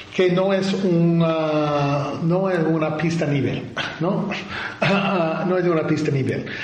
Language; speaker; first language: Spanish; non-native, learner; English